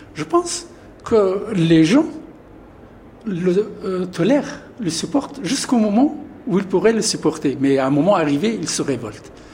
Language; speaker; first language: French; non-native, fluent; Pashto